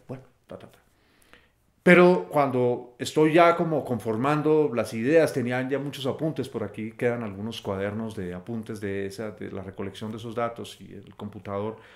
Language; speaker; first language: Spanish; native; Spanish